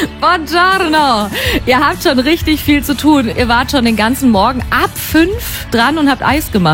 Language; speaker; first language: German; native; German